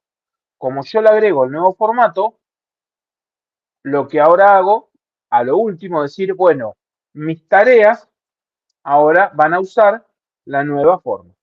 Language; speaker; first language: Spanish; native; Spanish